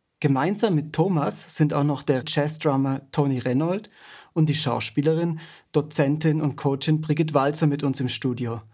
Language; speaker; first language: German; native; German